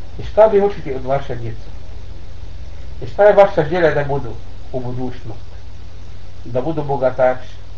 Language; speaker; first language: Bosnian; non-native, learner; Arabic